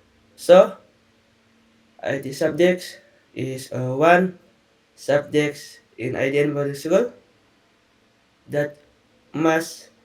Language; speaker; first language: English; non-native, learner; Indonesian